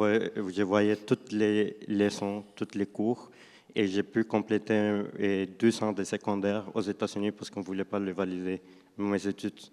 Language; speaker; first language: French; non-native, fluent; Spanish